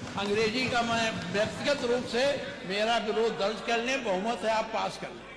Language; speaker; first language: Hindi; native; Hindi